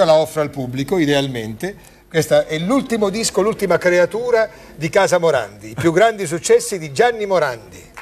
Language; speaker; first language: Italian; native; Italian